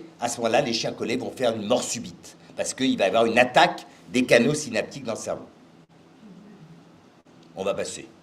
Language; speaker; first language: French; native; French